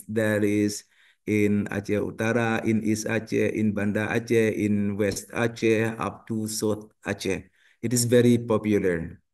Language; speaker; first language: English; non-native, learner; Indonesian